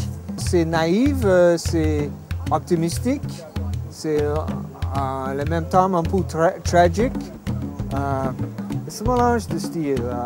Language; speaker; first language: French; non-native, learner; English